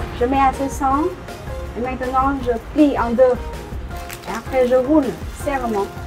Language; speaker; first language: French; non-native, fluent; Vietnamese